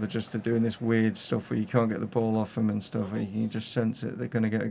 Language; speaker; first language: English; native; English